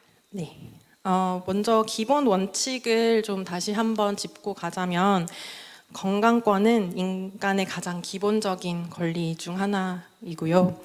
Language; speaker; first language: Korean; native; Korean